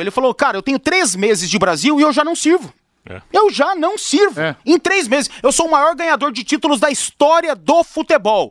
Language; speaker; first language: Portuguese; native; Portuguese